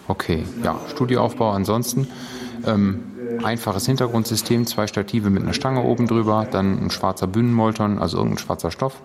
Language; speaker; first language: German; native; German